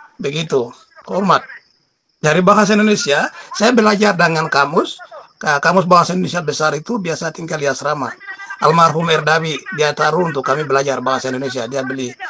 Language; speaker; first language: Indonesian; non-native, local second language; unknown